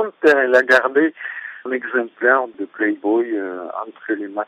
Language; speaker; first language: French; non-native, fluent; Russian